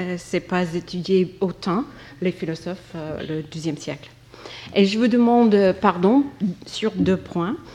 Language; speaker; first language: French; non-native, learner; English